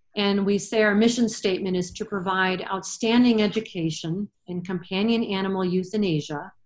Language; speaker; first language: English; native; English